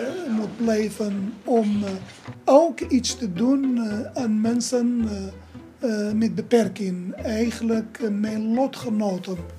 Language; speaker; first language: Dutch; non-native, fluent; Arabic